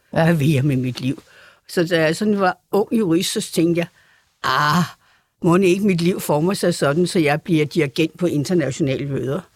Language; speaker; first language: Danish; native; Danish